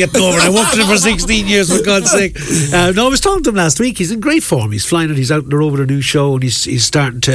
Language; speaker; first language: English; native; English